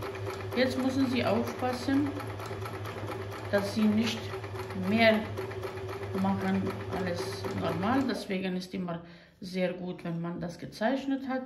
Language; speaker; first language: German; non-native, learner; Croatian